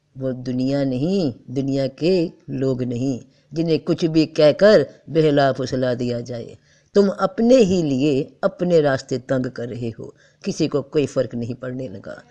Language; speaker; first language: Urdu; native; Urdu